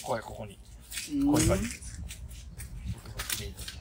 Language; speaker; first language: Japanese; non-native, fluent; Thai